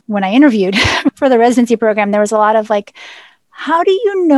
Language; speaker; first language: English; native; English